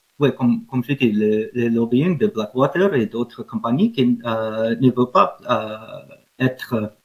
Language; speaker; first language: French; non-native, learner; English